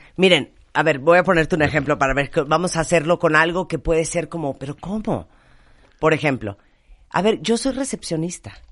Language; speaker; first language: Spanish; native; Spanish